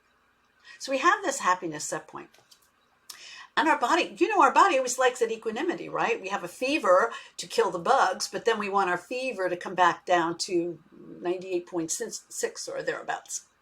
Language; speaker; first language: English; native; English